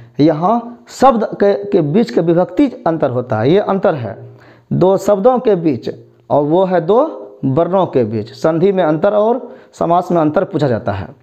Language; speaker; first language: Hindi; native; Hindi